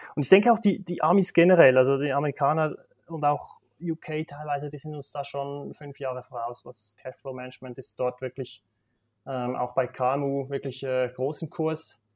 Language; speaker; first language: German; native; German